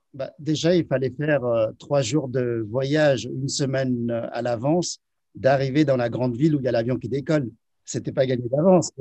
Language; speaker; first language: French; early bilingual, other home language; Chinese